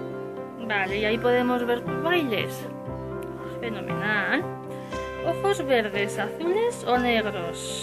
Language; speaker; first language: Spanish; native; Spanish